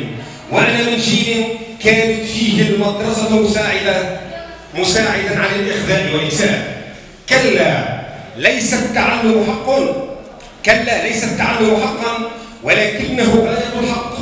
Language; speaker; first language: Arabic; native; Arabic